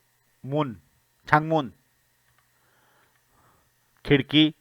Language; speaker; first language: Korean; non-native, fluent; Urdu